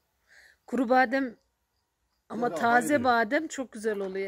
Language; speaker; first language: Turkish; native; Turkish